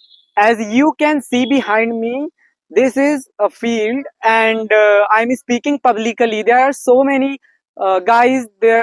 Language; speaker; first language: English; non-native, learner; Hindi